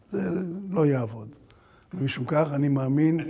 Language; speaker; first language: Hebrew; early bilingual, other home language; Bulgarian